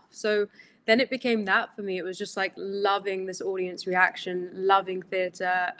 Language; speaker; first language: English; early bilingual, other home language; Greek